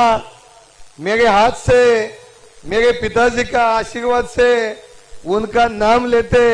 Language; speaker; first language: Hindi; non-native, local second language; Kannada